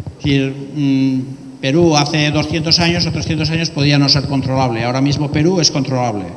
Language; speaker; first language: Spanish; native; Spanish